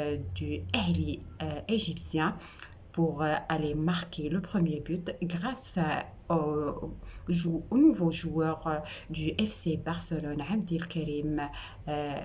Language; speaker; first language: French; non-native, local second language; Arabic